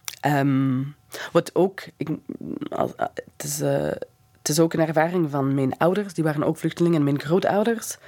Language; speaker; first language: Dutch; non-native, fluent; English